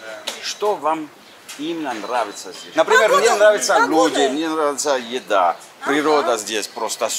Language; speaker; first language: Russian; non-native, learner; English